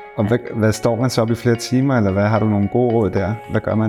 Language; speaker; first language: Danish; native; Danish